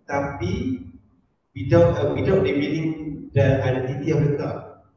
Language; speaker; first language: English; non-native, local second language; Malay